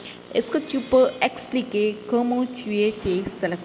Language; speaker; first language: French; non-native, fluent; Tamil